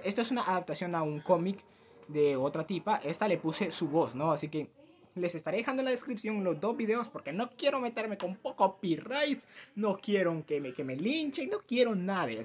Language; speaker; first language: Spanish; native; Spanish